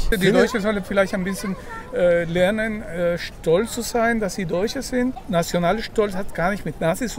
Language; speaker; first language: German; non-native, fluent; Spanish